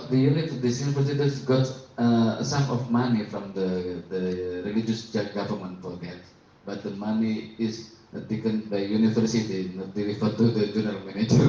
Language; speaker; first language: English; non-native, learner; Indonesian